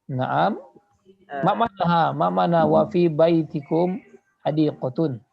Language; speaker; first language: Arabic; non-native, fluent; Indonesian